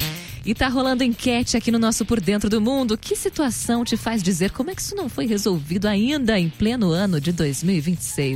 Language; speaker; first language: Portuguese; native; Portuguese